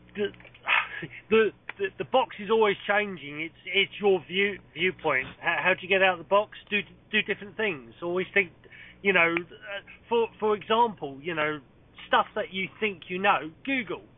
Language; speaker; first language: English; native; English